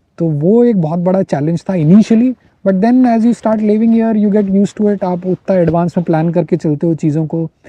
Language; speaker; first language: Hindi; native; Hindi